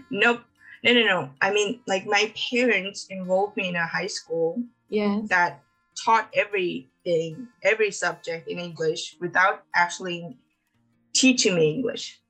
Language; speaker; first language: English; non-native, fluent; Mongolian